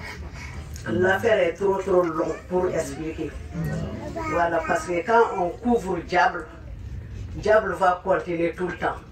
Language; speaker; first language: French; non-native, local second language; Bambara